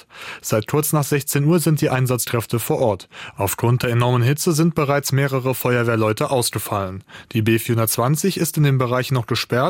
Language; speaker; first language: German; native; German